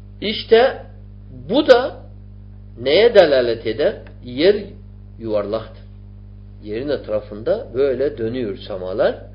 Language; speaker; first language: Turkish; non-native, fluent; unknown